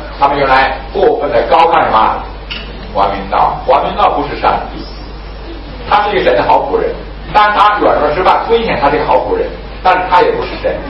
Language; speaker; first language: Chinese; native; Chinese